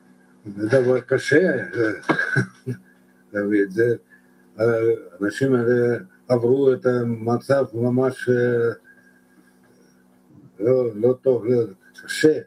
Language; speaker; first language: Hebrew; non-native, learner; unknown